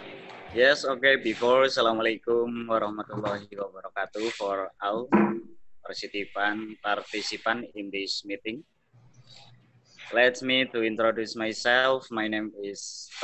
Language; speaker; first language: English; non-native, learner; Indonesian